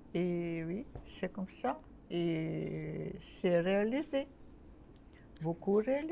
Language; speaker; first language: French; non-native, learner; Russian